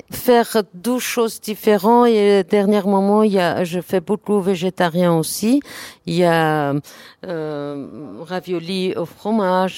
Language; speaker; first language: French; non-native, learner; Armenian